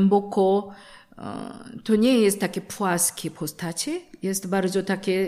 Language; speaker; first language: Polish; non-native, learner; Korean